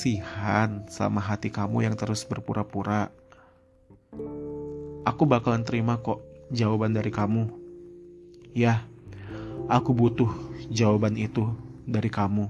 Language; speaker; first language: Indonesian; native; Indonesian